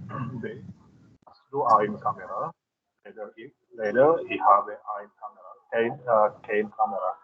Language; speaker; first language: German; non-native, learner; Indonesian